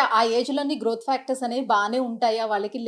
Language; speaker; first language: Telugu; native; Telugu